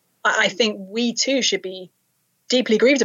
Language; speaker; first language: English; native; English